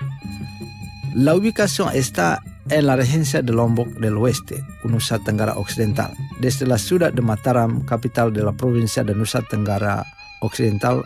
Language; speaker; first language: Spanish; non-native, fluent; Indonesian